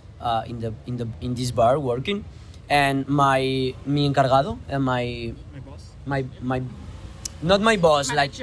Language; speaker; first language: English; non-native, learner; Spanish